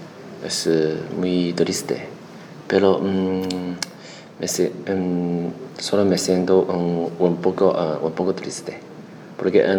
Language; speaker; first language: Spanish; non-native, learner; Chinese